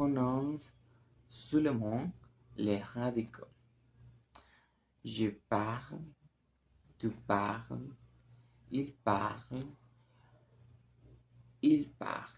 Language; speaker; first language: French; non-native, learner; Spanish